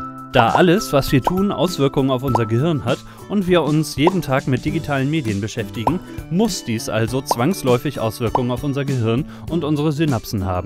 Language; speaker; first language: German; native; German